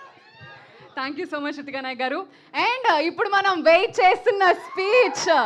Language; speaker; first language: Telugu; native; Telugu